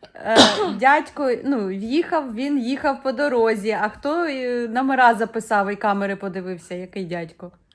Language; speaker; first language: Ukrainian; native; Ukrainian